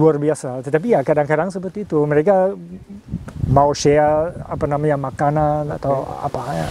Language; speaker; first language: Indonesian; non-native, fluent; German